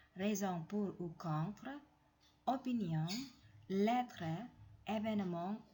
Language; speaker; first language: French; non-native, fluent; Indonesian